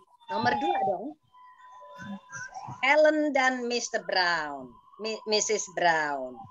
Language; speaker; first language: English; non-native, fluent; Indonesian